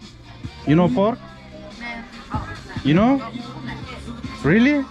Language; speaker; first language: English; non-native, learner; Turkish